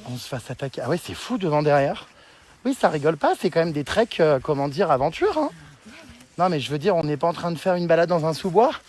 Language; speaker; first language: French; native; French